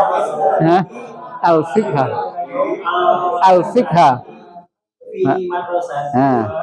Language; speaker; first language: Arabic; non-native, fluent; Indonesian